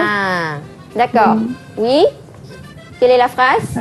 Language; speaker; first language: French; non-native, fluent; Malay